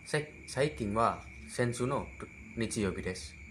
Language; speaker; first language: Japanese; non-native, learner; Indonesian